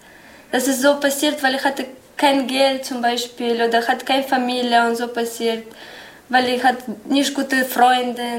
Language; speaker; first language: German; non-native, learner; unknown